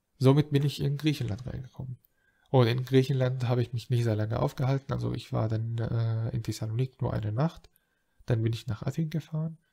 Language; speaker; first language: German; non-native, fluent; Arabic